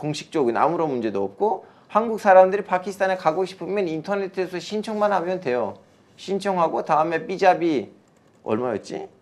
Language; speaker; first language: Korean; non-native, fluent; Turkish